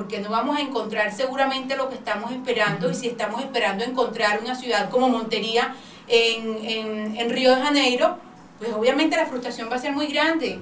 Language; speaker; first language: Spanish; native; Spanish